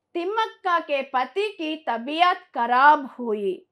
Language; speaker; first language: Hindi; non-native, local second language; Kannada